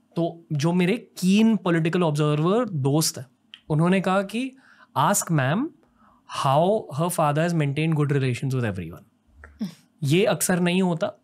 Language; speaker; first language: Hindi; non-native, local second language; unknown